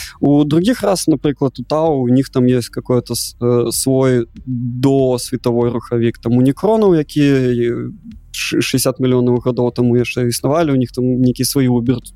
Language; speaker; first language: Belarusian; non-native, local second language; Russian